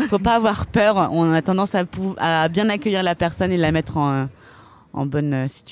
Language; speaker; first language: French; native; French